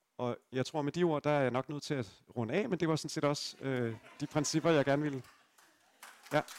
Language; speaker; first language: Danish; native; Danish